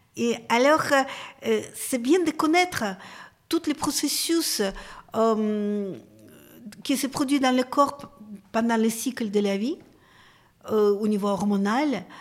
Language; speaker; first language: French; non-native, fluent; Russian